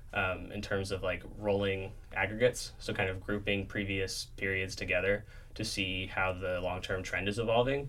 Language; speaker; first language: English; native; English